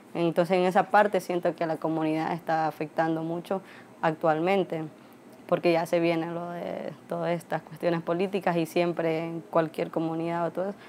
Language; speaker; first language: Spanish; native; Spanish